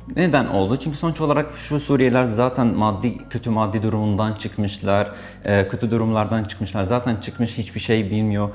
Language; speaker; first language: Turkish; non-native, fluent; Arabic